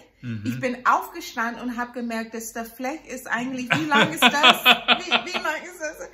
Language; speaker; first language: German; non-native, fluent; English